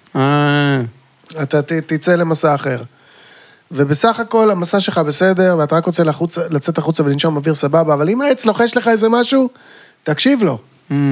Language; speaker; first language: Hebrew; native; Hebrew